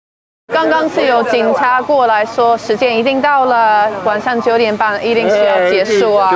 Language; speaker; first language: Chinese; non-native, fluent; English